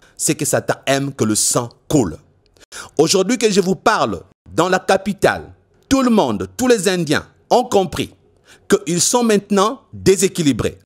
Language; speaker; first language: French; non-native, local second language; Lingala